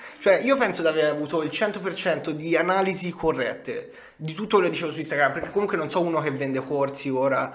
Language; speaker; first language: Italian; native; Italian